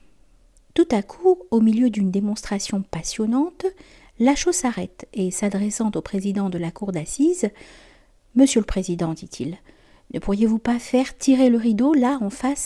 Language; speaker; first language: French; native; French